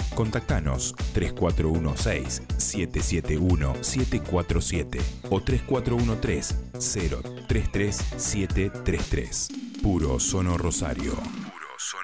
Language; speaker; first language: Spanish; native; Spanish